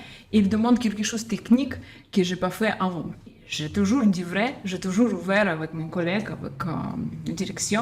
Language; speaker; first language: French; non-native, learner; Ukrainian